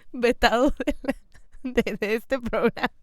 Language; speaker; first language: Spanish; native; Spanish